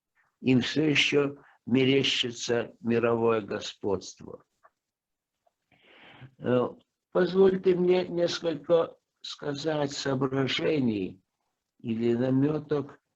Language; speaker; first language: Russian; non-native, local second language; Lithuanian